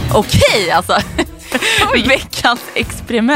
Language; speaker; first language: Swedish; native; Swedish